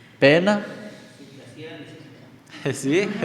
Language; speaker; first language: Spanish; non-native, fluent; English